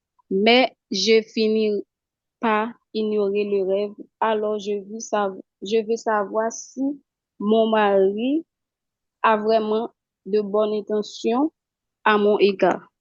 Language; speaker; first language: French; non-native, local second language; Haitian Creole